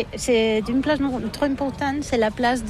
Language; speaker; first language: French; non-native, learner; Catalan